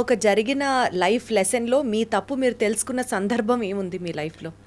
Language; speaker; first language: Telugu; native; Telugu